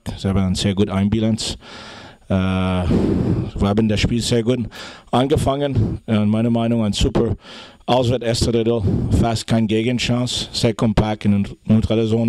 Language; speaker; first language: German; non-native, fluent; French